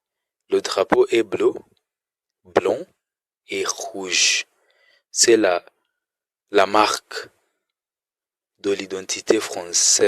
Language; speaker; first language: French; non-native, fluent; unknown